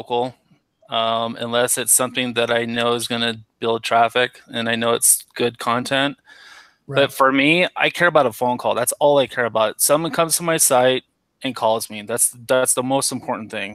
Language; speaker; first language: English; native; English